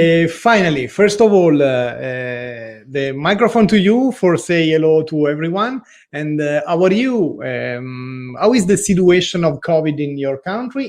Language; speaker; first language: English; non-native, learner; Italian